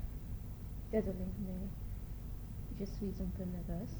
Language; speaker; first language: French; non-native, learner; English